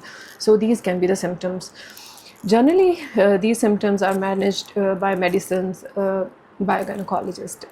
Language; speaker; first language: English; non-native, local second language; Urdu